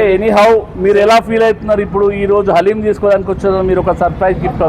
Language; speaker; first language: Telugu; non-native, local second language; Urdu